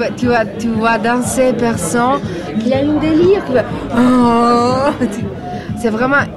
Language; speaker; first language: French; non-native, learner; Italian